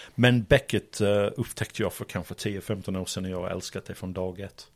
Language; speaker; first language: Swedish; non-native, fluent; English